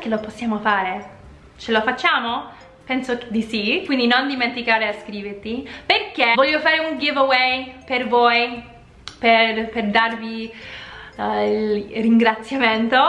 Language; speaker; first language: Italian; non-native, fluent; English